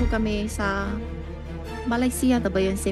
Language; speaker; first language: Filipino; non-native, learner; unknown